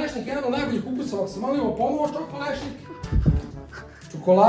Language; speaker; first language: Croatian; native; Croatian